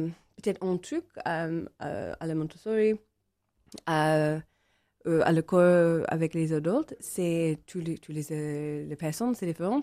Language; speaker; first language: French; non-native, learner; English